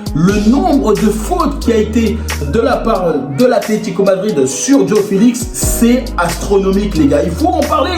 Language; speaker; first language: French; native; French